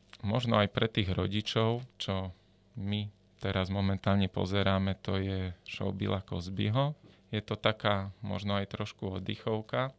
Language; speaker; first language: Slovak; native; Slovak